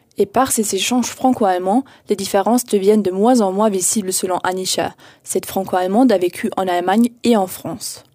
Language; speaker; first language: French; native; French